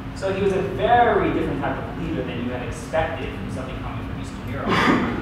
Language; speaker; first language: English; native; English